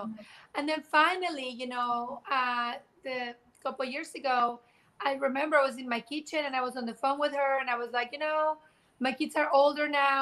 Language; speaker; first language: English; non-native, fluent; Spanish